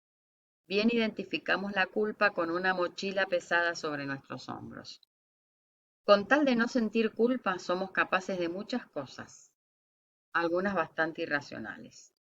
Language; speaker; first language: Spanish; native; Spanish